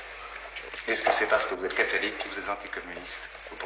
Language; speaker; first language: French; native; French